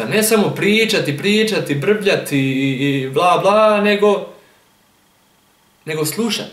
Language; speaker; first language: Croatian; early bilingual, heritage; German